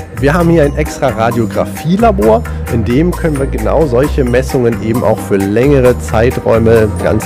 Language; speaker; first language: German; native; German